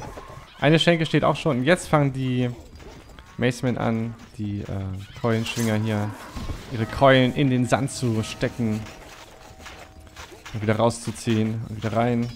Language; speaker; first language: German; native; German